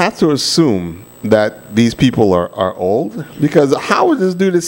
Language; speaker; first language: English; native; English